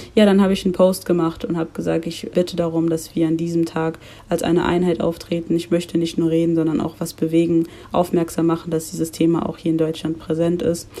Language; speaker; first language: German; early bilingual, other home language; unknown